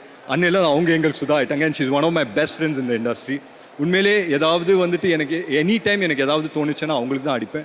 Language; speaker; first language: Tamil; native; Tamil